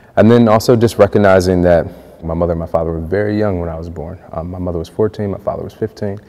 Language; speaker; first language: English; native; English